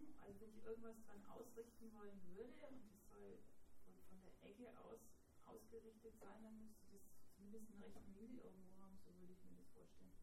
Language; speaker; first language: German; native; German